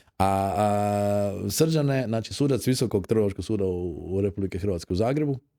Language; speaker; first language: Croatian; native; Croatian